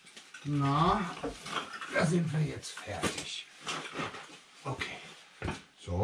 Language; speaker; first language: German; native; German